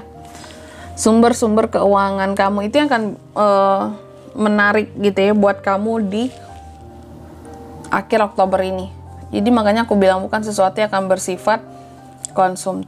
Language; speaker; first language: Indonesian; native; Indonesian